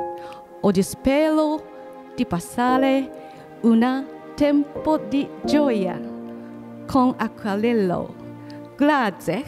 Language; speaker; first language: Italian; non-native, learner; Japanese